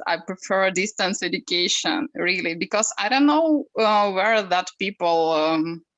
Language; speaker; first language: English; non-native, learner; Ukrainian